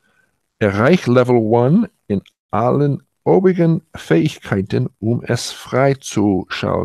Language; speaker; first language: German; non-native, learner; English